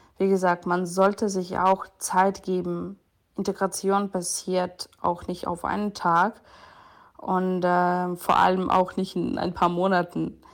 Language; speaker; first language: German; non-native, fluent; Ukrainian